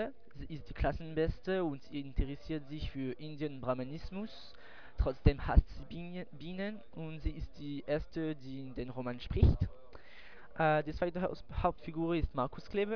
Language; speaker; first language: German; non-native, learner; French